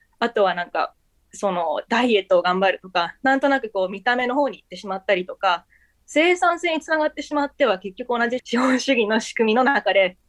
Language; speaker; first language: Japanese; early bilingual, heritage; Japanese